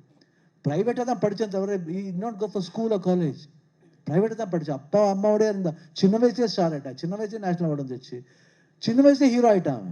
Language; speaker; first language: Tamil; non-native, local second language; Kannada